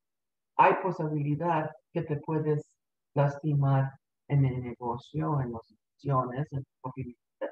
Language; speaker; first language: Spanish; early bilingual, heritage; Spanish